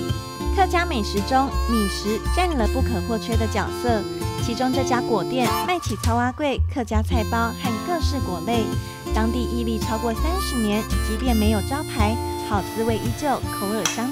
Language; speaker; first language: Chinese; native; Chinese